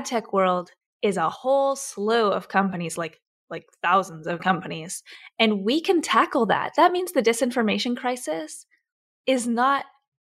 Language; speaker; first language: English; native; English